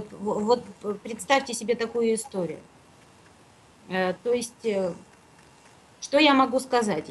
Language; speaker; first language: Russian; native; Russian